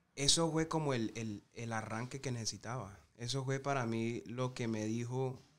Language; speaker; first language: Spanish; early bilingual, heritage; Spanish